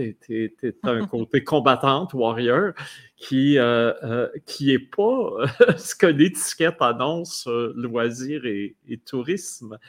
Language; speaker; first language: French; native; French